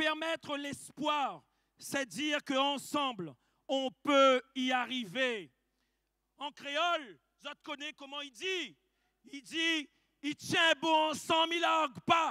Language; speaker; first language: French; native; French